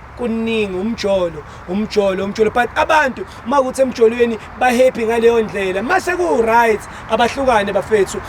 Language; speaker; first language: Zulu; native; Zulu